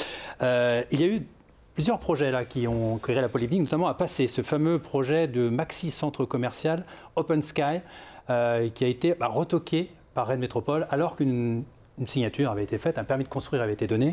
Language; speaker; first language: French; native; French